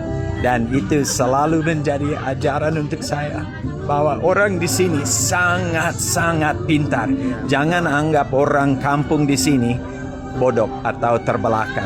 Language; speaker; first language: Indonesian; non-native, fluent; English